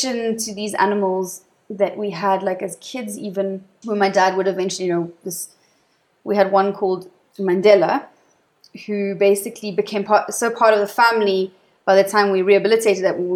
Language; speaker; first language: English; native; English